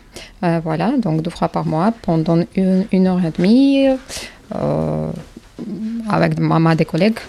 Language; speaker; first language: French; non-native, learner; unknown